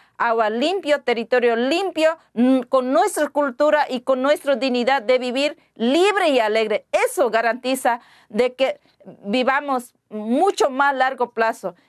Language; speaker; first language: Spanish; non-native, local second language; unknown